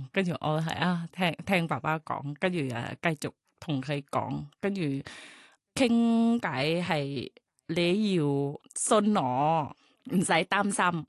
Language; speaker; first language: Chinese; non-native, fluent; Thai